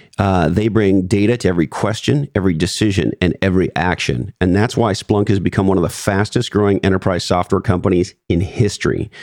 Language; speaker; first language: English; native; English